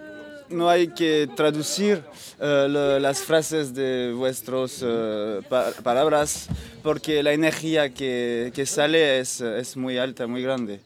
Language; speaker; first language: Spanish; non-native, learner; French